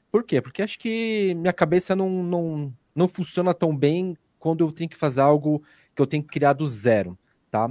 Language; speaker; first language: Portuguese; native; Portuguese